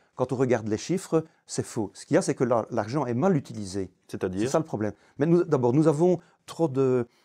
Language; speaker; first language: French; native; French